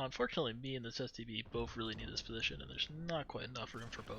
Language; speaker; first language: English; native; English